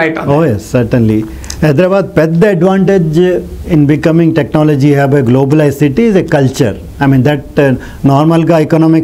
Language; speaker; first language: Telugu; non-native, local second language; Rajasthani